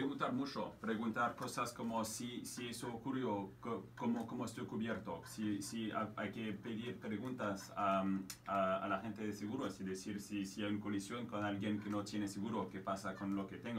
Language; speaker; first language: Spanish; non-native, fluent; French